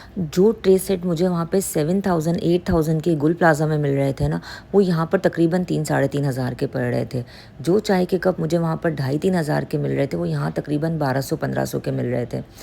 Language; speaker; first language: Urdu; native; Urdu